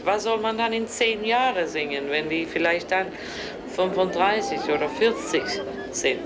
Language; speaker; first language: German; non-native, fluent; Swedish